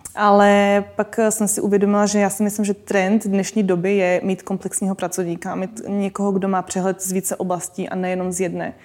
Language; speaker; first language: Czech; non-native, local second language; Slovak